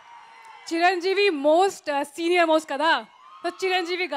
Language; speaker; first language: Telugu; non-native, learner; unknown